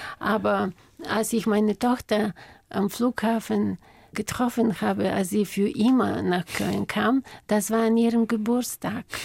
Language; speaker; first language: German; non-native, fluent; Bulgarian